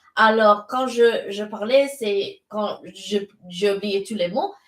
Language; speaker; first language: French; non-native, learner; English